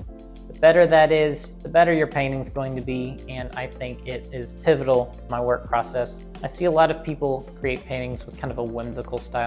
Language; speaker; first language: English; native; English